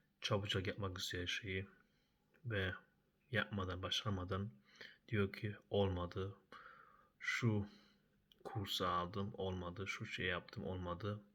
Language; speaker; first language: Turkish; early bilingual, heritage; Turkish